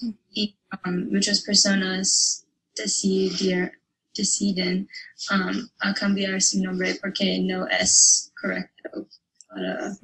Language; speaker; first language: Spanish; non-native, learner; English